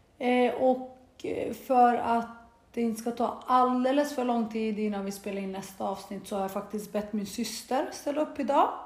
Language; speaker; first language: Swedish; early bilingual, other home language; Bosnian